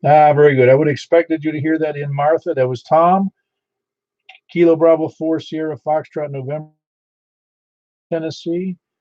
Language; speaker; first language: English; native; English